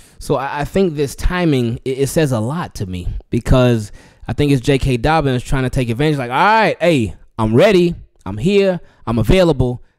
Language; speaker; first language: English; native; English